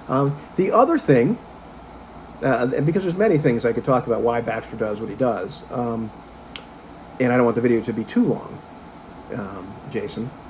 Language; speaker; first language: English; native; English